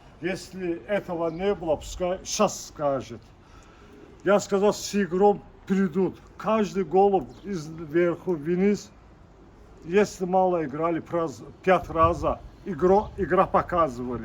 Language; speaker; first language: Russian; non-native, local second language; Azerbaijani